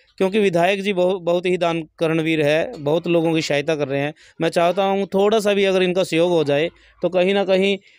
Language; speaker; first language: Hindi; native; Hindi